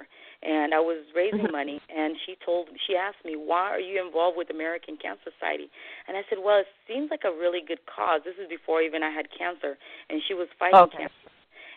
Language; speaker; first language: English; non-native, fluent; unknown